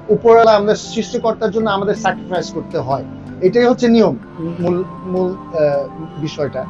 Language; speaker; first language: Bangla; early bilingual, other home language; English